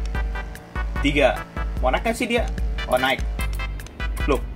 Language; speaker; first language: Indonesian; native; Indonesian